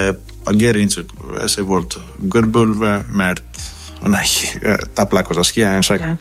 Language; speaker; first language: Hungarian; non-native, learner; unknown